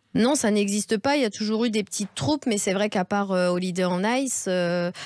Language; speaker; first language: French; native; French